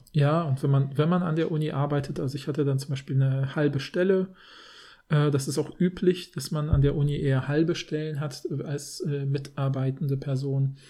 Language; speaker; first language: German; native; German